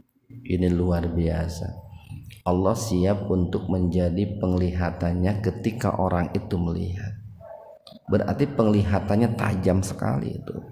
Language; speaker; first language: Indonesian; native; Indonesian